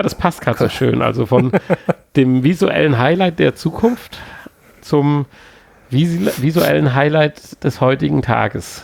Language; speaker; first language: German; native; German